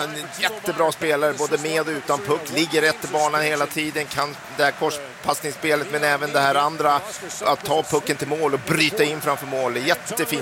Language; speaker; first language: Swedish; native; Swedish